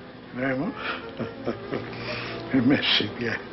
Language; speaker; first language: French; non-native, learner; Hungarian